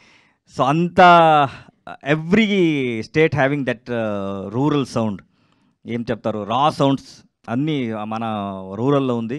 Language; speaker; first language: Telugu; non-native, learner; Kannada